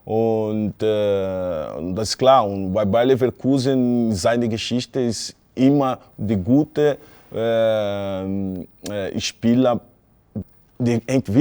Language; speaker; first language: German; non-native, fluent; Portuguese